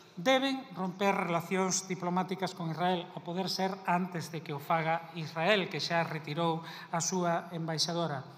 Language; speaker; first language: Galician; native; Galician